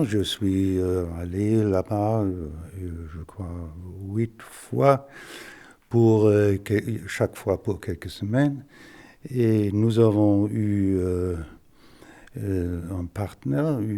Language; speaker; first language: French; non-native, fluent; German